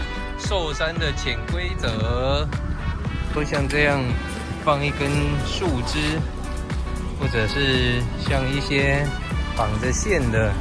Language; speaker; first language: Chinese; native; Chinese